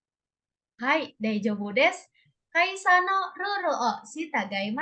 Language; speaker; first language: Japanese; non-native, learner; Indonesian